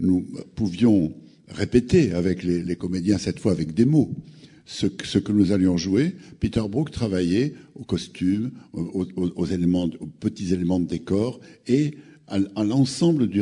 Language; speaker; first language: French; native; French